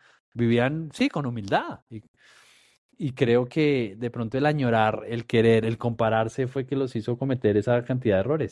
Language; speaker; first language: Spanish; native; Spanish